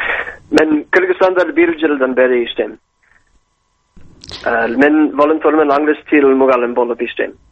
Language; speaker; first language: Kyrgyz; non-native, learner; English